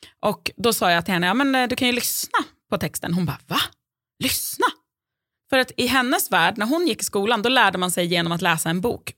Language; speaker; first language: Swedish; native; Swedish